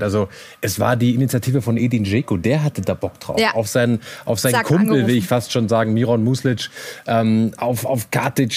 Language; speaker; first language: German; native; German